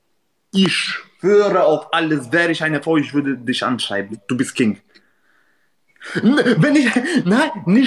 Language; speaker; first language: German; non-native, learner; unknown